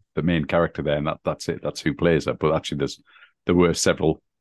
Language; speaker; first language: English; native; English